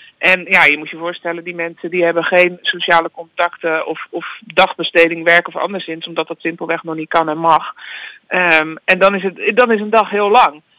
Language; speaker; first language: Dutch; native; Dutch